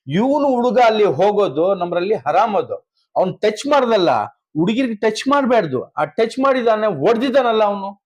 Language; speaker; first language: Kannada; non-native, local second language; Urdu